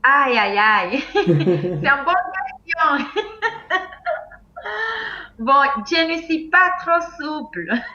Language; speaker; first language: French; non-native, fluent; Spanish